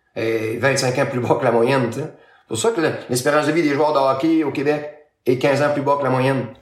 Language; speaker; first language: French; native; French